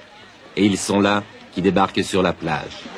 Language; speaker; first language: French; native; French